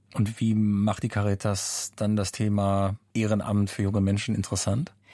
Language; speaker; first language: German; native; German